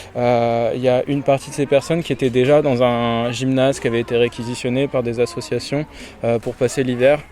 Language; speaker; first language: French; native; French